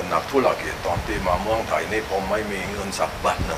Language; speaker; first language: Thai; non-native, fluent; Indonesian